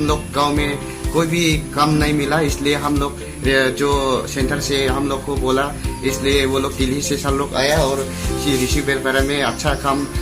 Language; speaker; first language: Hindi; non-native, local second language; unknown